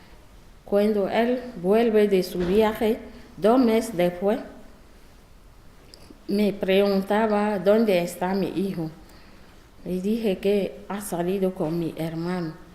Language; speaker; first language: Spanish; non-native, learner; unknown